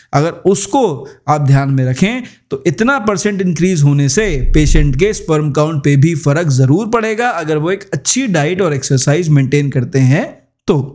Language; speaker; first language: Hindi; native; Hindi